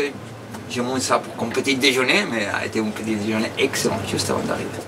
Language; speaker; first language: French; non-native, fluent; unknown